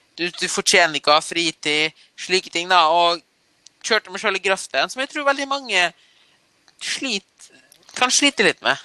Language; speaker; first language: Norwegian; early bilingual, other home language; German